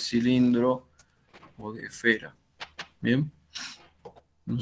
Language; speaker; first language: Spanish; native; Spanish